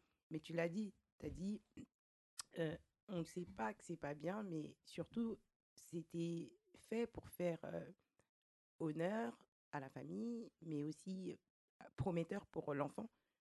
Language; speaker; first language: French; native; French